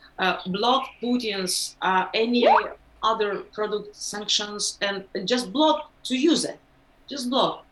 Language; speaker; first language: English; non-native, learner; Ukrainian